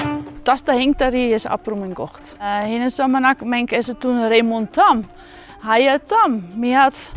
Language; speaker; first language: Armenian; non-native, learner; Dutch